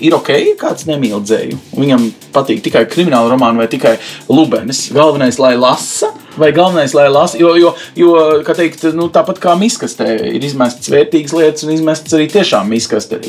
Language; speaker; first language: Latvian; native; Latvian